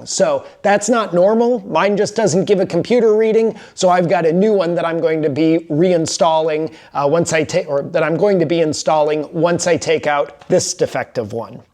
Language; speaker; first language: English; native; English